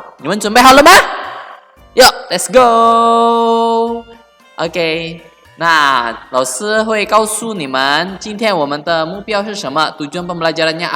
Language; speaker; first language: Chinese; non-native, fluent; Indonesian